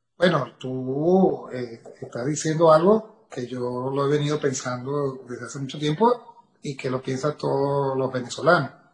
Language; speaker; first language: Spanish; native; Spanish